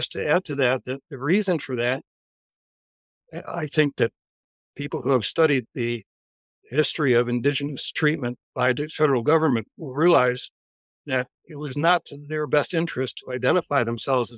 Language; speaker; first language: English; native; English